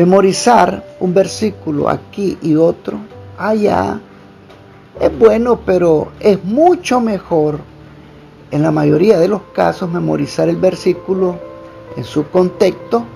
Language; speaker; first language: Spanish; native; Spanish